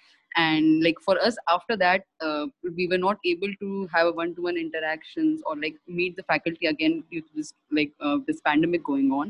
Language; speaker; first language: English; non-native, local second language; Hindi